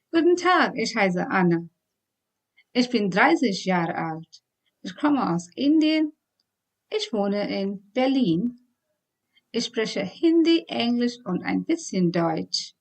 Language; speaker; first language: German; non-native, fluent; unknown